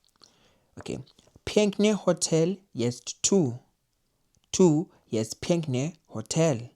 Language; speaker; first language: Polish; non-native, learner; English